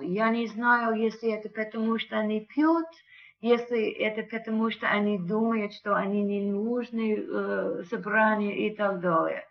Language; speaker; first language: Russian; non-native, learner; English